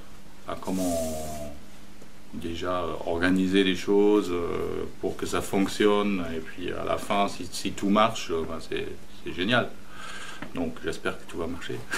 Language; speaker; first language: French; non-native, fluent; German